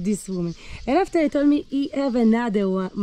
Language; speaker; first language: English; non-native, learner; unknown